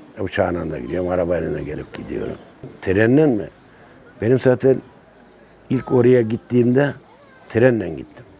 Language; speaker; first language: Turkish; native; Turkish